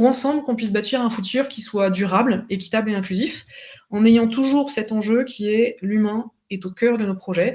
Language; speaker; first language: French; native; French